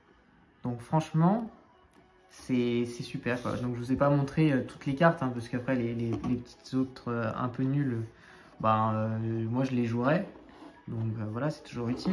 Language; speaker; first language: French; native; French